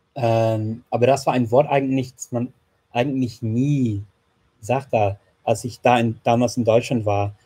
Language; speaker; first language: German; non-native, fluent; English